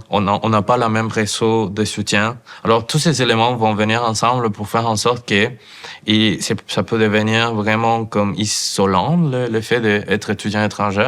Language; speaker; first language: French; non-native, fluent; Spanish